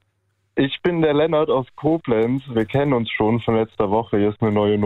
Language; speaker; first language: German; native; German